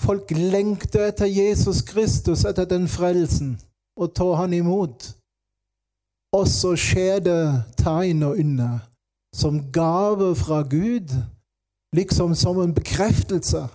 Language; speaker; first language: Norwegian; non-native, fluent; German